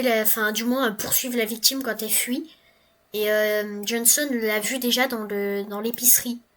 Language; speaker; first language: French; native; French